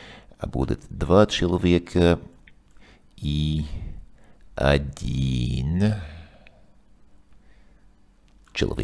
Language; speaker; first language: Russian; non-native, learner; English